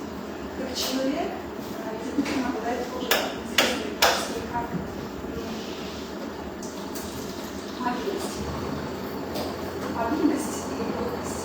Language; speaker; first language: Russian; non-native, local second language; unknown